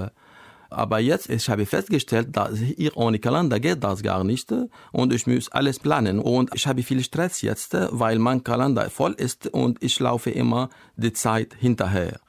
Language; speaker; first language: German; non-native, learner; Arabic